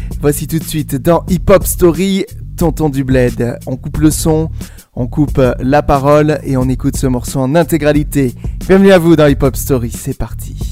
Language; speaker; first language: French; native; French